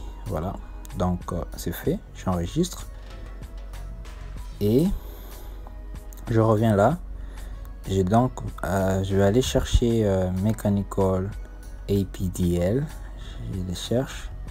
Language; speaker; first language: French; non-native, local second language; Lingala